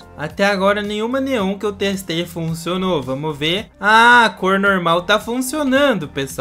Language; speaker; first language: Portuguese; native; Portuguese